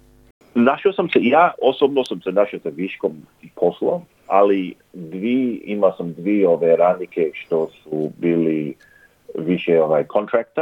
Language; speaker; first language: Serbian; early bilingual, heritage; English